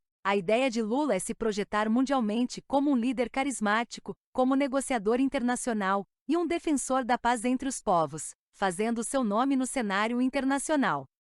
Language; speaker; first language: Portuguese; native; Portuguese